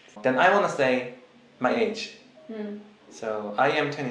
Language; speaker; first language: English; non-native, learner; Korean